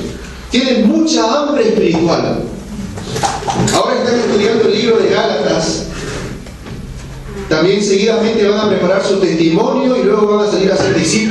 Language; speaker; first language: Spanish; non-native, fluent; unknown